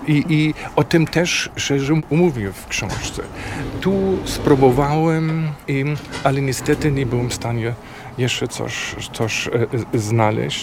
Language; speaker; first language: Polish; non-native, fluent; German